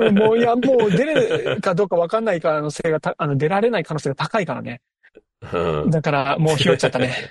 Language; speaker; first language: Japanese; native; Japanese